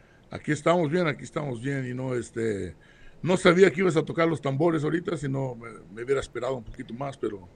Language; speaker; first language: Spanish; early bilingual, heritage; Spanish